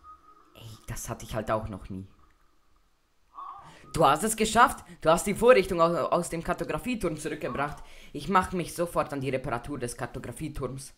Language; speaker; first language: German; native; German